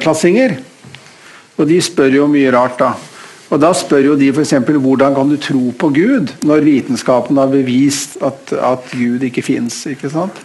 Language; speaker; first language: Norwegian; native; Norwegian